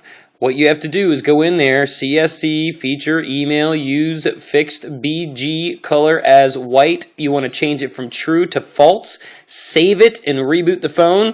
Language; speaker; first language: English; native; English